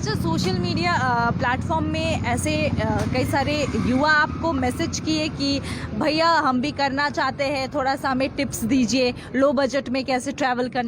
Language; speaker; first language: Hindi; native; Hindi